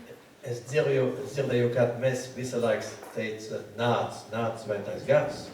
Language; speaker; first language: Latvian; non-native, learner; French